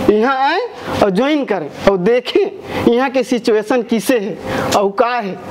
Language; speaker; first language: Hindi; native; Hindi